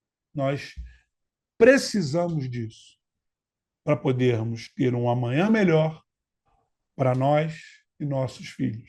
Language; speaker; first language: Portuguese; native; Portuguese